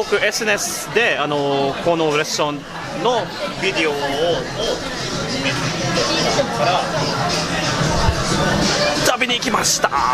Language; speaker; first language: Japanese; non-native, fluent; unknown